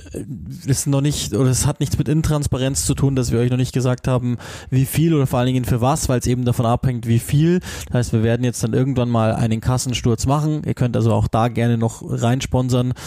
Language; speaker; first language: German; native; German